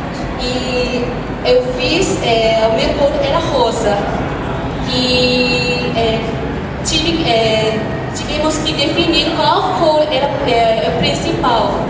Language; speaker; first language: Portuguese; non-native, fluent; Japanese